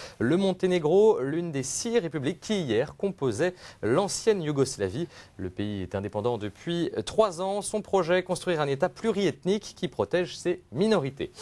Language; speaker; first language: French; native; French